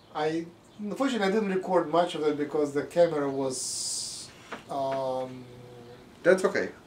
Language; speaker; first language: English; non-native, fluent; Russian